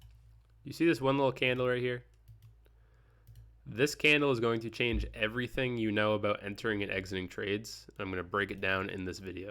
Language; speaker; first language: English; native; English